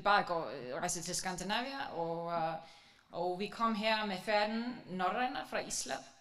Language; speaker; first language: Danish; non-native, fluent; Icelandic